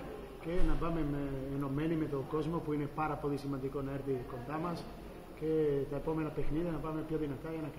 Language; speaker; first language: Greek; non-native, fluent; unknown